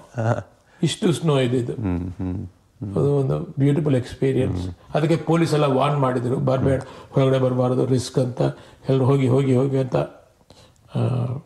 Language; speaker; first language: Kannada; non-native, fluent; Chinese